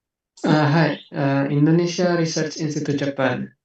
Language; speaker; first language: Japanese; non-native, fluent; Indonesian